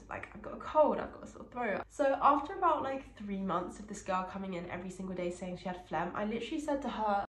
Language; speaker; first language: English; native; English